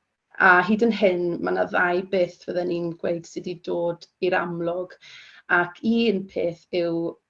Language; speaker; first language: Welsh; native; Welsh